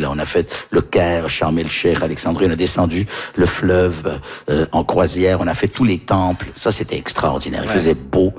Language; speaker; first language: French; early bilingual, heritage; French